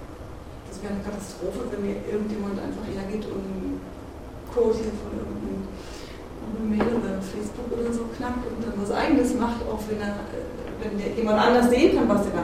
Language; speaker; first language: German; native; German